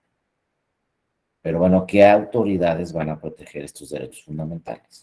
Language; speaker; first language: Spanish; native; Spanish